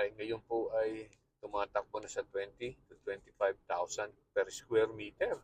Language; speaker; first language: Filipino; native; Filipino